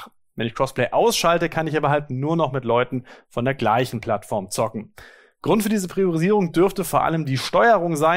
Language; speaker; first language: German; native; German